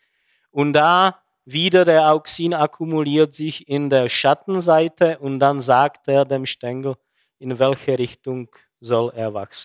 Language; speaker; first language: German; non-native, fluent; Czech